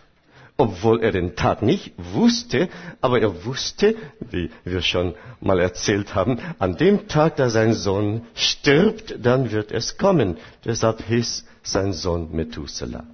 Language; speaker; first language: German; non-native, fluent; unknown